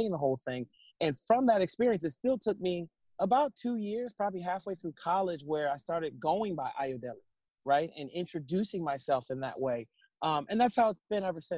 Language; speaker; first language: English; native; English